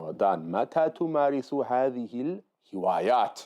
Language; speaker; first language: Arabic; non-native, fluent; English